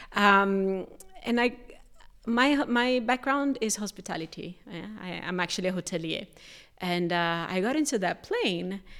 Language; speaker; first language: English; non-native, fluent; Portuguese